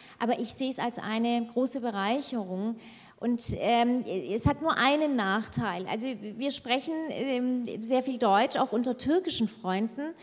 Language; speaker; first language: German; early bilingual, other home language; Turkish